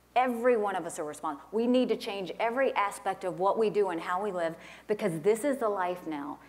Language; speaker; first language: English; native; English